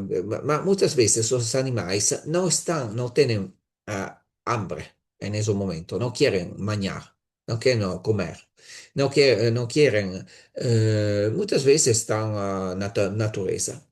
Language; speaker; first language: Spanish; non-native, learner; Italian